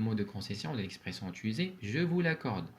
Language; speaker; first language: French; non-native, local second language; Arabic